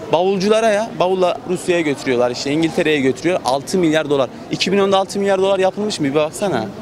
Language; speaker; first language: Turkish; native; Turkish